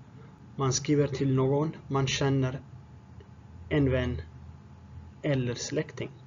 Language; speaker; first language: Swedish; non-native, fluent; Tigrinya